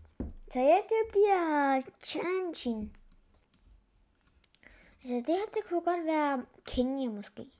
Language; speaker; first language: Danish; early bilingual, other home language; Spanish